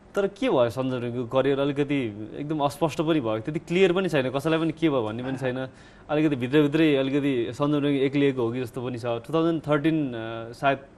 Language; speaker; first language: Nepali; native; Nepali